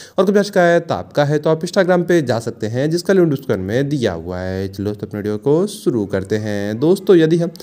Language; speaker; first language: Hindi; native; Hindi